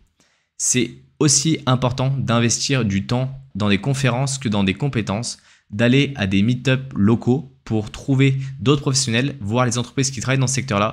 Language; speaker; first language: French; native; French